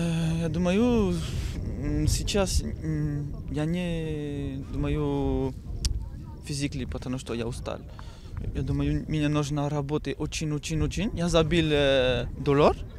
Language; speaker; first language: Russian; non-native, learner; French